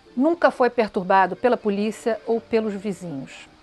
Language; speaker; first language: Portuguese; native; Portuguese